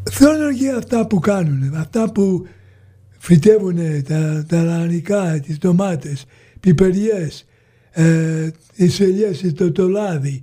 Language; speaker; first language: Greek; early bilingual, heritage; Greek